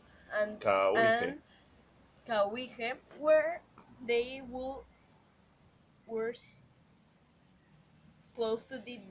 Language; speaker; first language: English; non-native, learner; Spanish